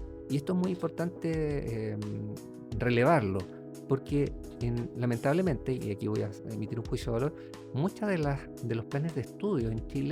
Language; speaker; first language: Spanish; native; Spanish